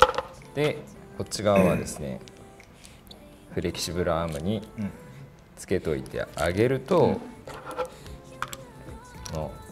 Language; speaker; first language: Japanese; native; Japanese